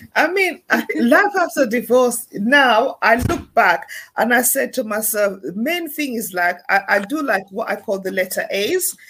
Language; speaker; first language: English; non-native, local second language; Krio